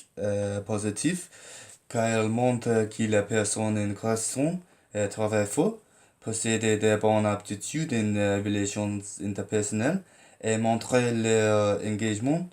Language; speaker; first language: French; non-native, learner; English